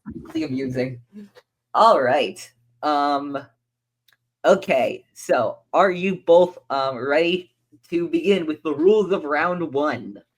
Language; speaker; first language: English; native; English